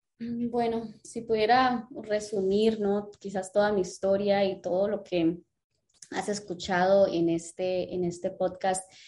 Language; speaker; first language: Spanish; early bilingual, other home language; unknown